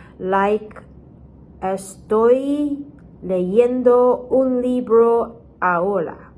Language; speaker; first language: Spanish; non-native, fluent; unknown